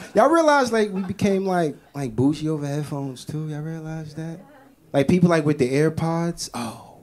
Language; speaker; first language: English; native; English